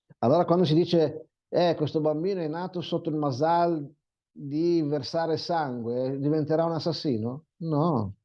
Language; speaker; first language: Italian; non-native, fluent; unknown